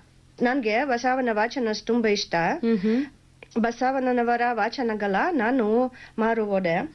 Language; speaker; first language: Kannada; non-native, learner; Russian